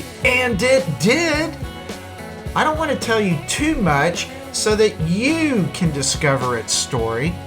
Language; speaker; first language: English; native; English